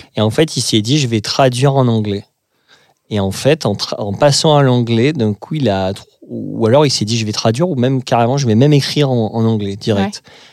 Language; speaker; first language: French; native; French